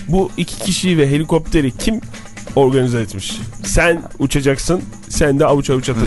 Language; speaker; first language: Turkish; native; Turkish